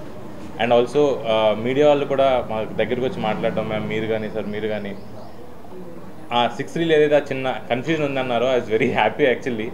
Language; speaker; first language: Telugu; native; Telugu